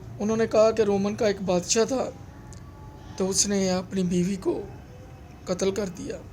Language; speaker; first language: Urdu; non-native, local second language; Punjabi